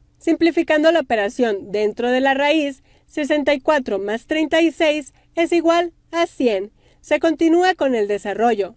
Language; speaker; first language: Spanish; native; Spanish